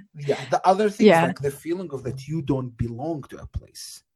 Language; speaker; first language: English; non-native, fluent; Arabic